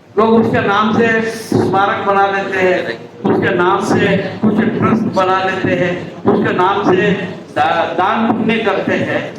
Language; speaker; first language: Hindi; non-native, local second language; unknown